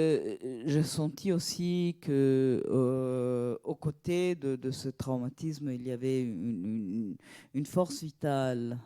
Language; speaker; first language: French; non-native, fluent; Italian